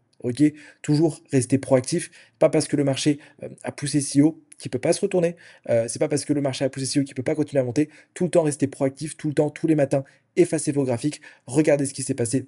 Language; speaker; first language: French; native; French